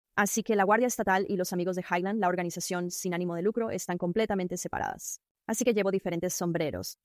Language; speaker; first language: Spanish; non-native, fluent; Chinese